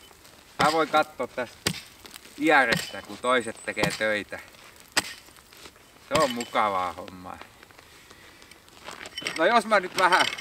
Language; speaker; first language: Finnish; native; Finnish